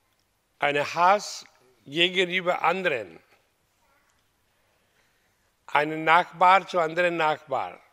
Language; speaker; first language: German; non-native, learner; Hindi